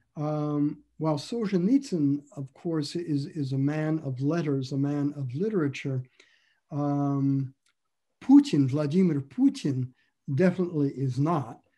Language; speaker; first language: English; native; English